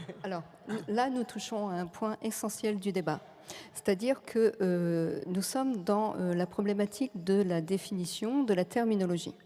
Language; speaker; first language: French; native; French